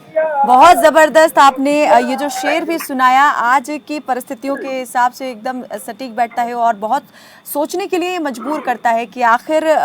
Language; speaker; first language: Hindi; native; Hindi